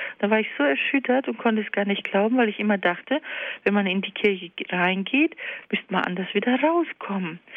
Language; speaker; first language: German; early bilingual, other home language; Croatian